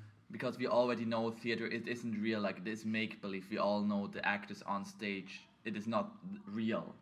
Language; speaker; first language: English; non-native, fluent; German